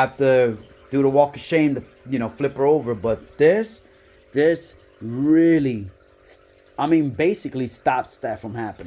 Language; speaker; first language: English; native; English